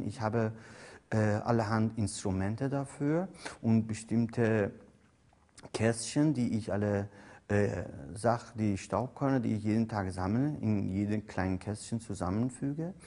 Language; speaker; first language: German; non-native, fluent; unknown